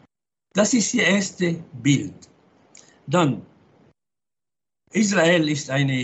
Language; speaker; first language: German; non-native, fluent; Arabic